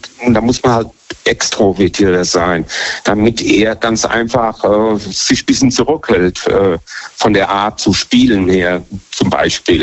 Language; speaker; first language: German; native; German